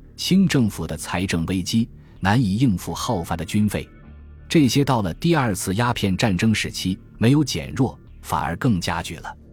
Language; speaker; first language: Chinese; native; Chinese